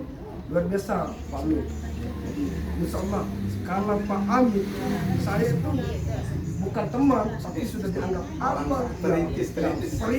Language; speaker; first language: Indonesian; non-native, local second language; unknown